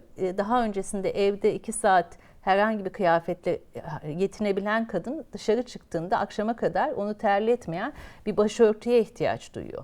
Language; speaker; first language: Turkish; native; Turkish